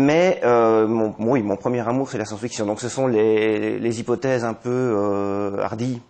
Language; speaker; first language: French; native; French